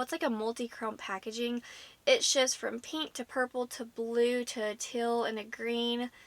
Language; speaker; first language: English; native; English